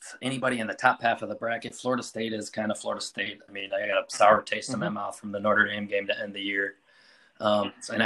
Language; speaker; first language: English; native; English